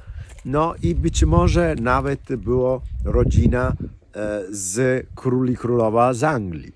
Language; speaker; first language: Polish; non-native, fluent; Italian